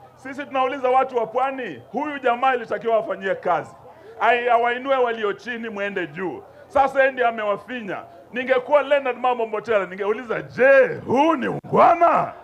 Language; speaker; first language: Swahili; non-native, local second language; Luyia